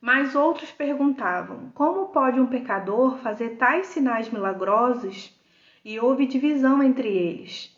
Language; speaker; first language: Portuguese; native; Portuguese